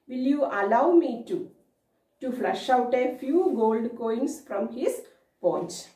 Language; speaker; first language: English; non-native, local second language; Malayalam